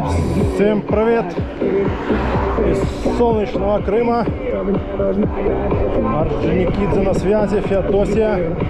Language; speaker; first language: Russian; native; Russian